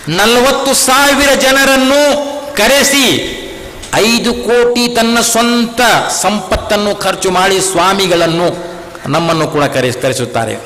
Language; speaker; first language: Kannada; non-native, local second language; Urdu